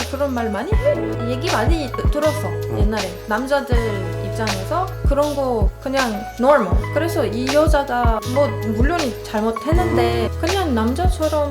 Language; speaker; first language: Korean; non-native, learner; Arabic